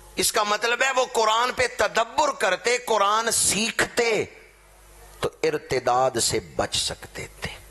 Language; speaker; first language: Urdu; non-native, local second language; Punjabi